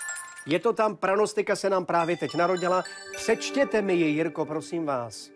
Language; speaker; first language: Czech; native; Czech